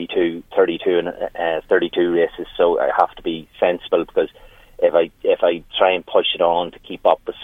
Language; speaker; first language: English; native; English